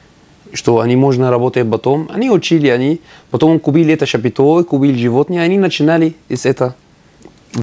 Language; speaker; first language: Russian; non-native, learner; Arabic